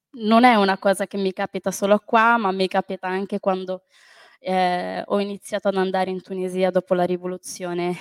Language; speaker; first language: Italian; early bilingual, other home language; Arabic